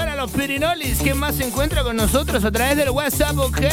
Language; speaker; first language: Spanish; native; Spanish